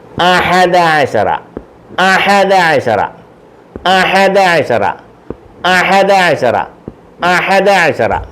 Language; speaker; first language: Arabic; non-native, fluent; Malayalam